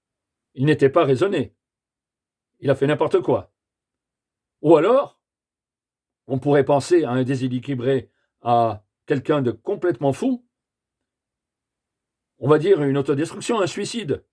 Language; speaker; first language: French; native; French